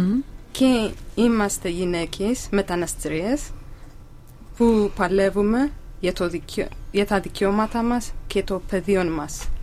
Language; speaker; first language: Greek; non-native, learner; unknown